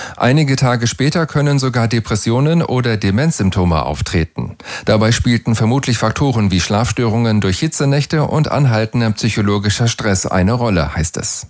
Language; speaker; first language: German; native; German